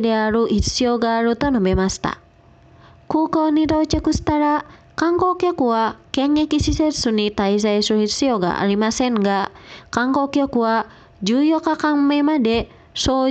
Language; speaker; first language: Japanese; non-native, fluent; Indonesian